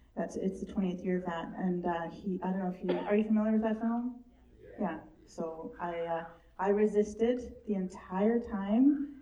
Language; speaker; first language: English; native; English